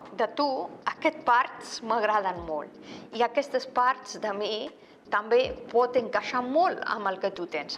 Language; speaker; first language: Catalan; non-native, fluent; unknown